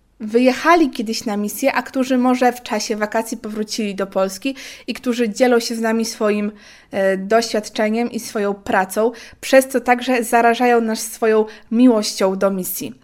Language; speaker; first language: Polish; native; Polish